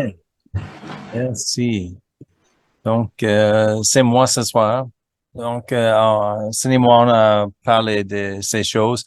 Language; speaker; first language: French; non-native, fluent; English